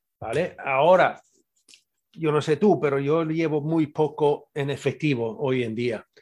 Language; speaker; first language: Spanish; native; Spanish